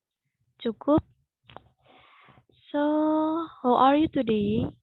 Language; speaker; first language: English; non-native, learner; Indonesian